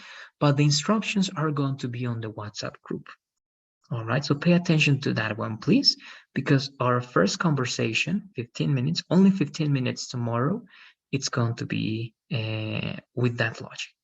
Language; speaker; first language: English; non-native, fluent; Spanish